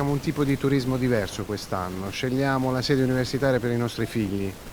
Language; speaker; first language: Italian; native; Italian